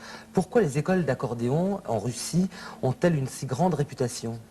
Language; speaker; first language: French; native; French